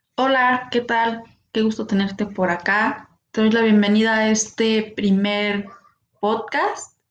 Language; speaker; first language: Spanish; native; Spanish